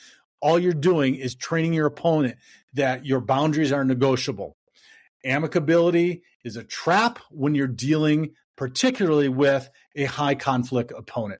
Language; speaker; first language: English; native; English